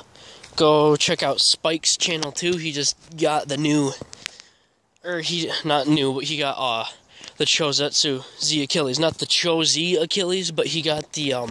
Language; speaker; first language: English; native; English